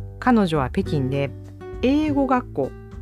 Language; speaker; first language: Chinese; non-native, fluent; Japanese